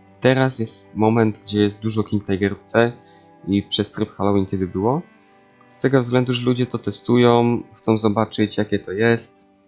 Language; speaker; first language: Polish; native; Polish